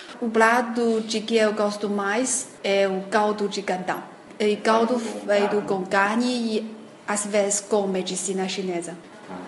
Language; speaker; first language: Portuguese; non-native, fluent; Chinese